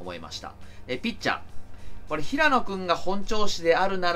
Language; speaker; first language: Japanese; native; Japanese